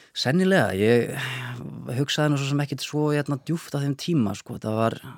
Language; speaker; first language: Icelandic; native; Icelandic